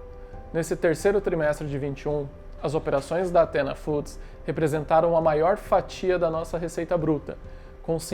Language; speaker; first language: Portuguese; native; Portuguese